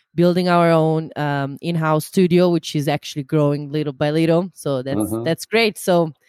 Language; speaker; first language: English; non-native, fluent; Italian